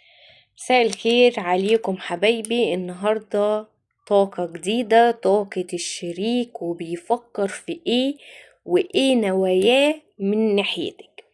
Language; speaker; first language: Arabic; native; Arabic